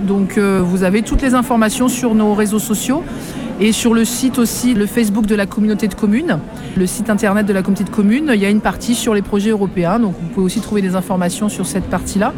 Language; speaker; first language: French; native; French